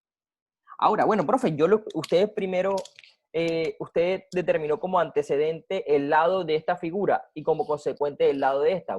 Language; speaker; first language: Spanish; native; Spanish